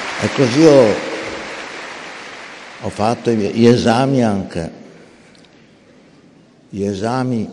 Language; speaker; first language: Italian; non-native, fluent; Polish